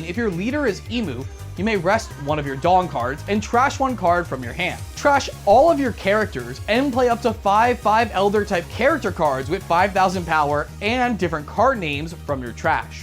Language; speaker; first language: English; native; English